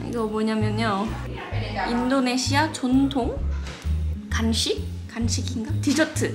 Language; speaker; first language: Korean; early bilingual, heritage; Indonesian